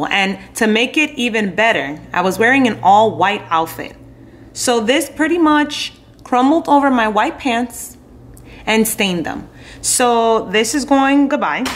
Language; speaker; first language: English; native; English